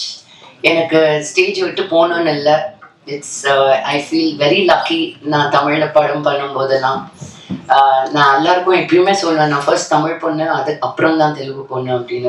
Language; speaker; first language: Tamil; non-native, local second language; Telugu